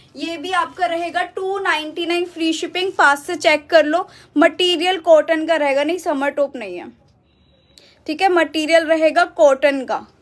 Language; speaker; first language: Hindi; native; Hindi